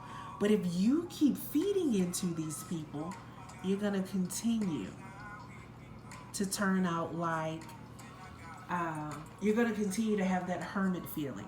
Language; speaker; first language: English; native; English